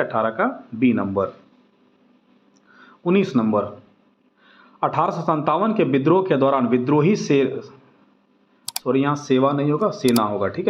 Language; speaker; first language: Hindi; native; Hindi